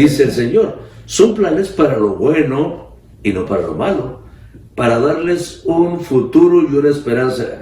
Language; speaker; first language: Spanish; native; Spanish